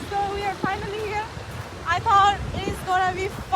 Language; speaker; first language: English; non-native, learner; Nepali